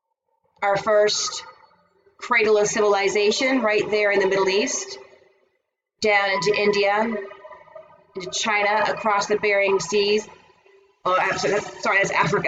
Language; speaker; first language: English; native; English